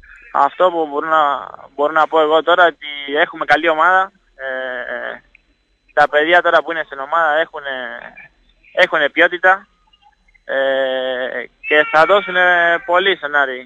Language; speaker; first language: Greek; non-native, fluent; Italian